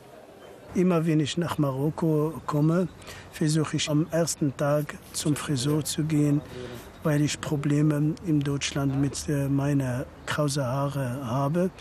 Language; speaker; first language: German; non-native, fluent; Arabic